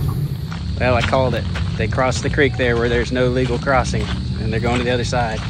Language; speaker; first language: English; native; English